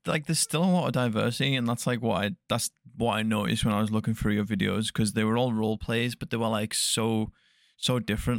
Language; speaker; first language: English; native; English